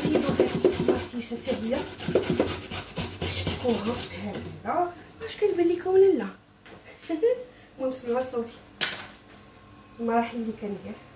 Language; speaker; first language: Arabic; native; Arabic